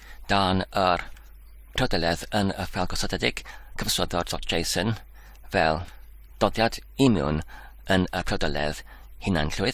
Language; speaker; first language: Welsh; non-native, fluent; English